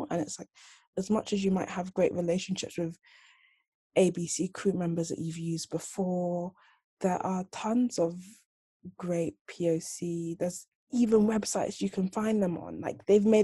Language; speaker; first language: English; native; English